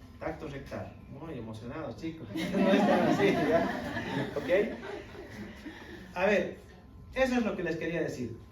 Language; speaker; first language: Spanish; native; Spanish